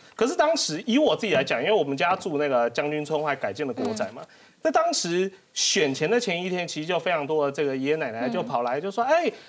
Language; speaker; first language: Chinese; native; Chinese